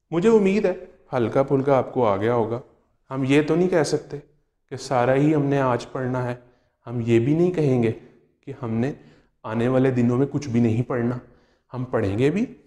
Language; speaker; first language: Urdu; non-native, local second language; Punjabi